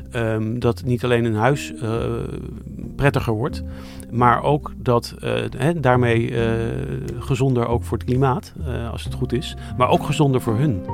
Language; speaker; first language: Dutch; native; Dutch